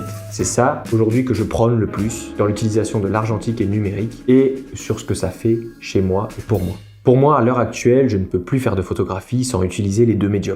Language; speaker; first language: French; native; French